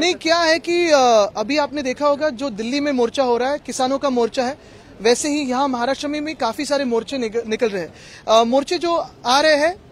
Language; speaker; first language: Hindi; non-native, local second language; Marathi